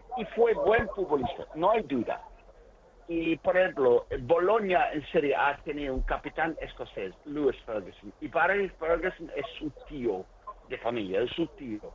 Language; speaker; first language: Spanish; non-native, learner; English